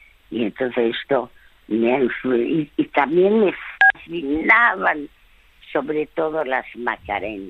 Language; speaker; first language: Spanish; early bilingual, other home language; French